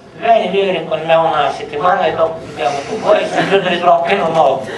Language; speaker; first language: Italian; non-native, learner; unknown